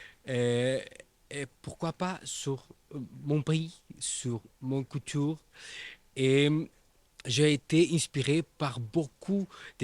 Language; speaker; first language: French; non-native, learner; Portuguese